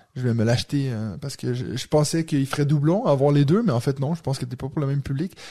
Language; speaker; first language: French; native; French